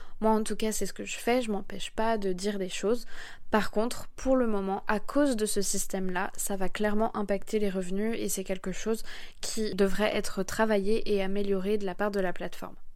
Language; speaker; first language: French; native; French